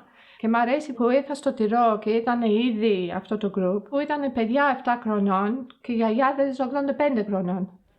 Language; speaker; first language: Greek; non-native, fluent; English